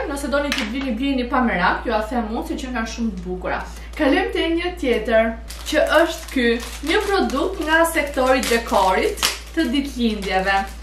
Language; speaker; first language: Albanian; early bilingual, heritage; Albanian